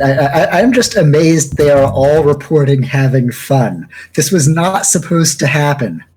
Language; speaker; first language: English; native; English